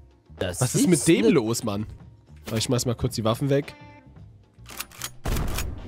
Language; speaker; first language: German; native; German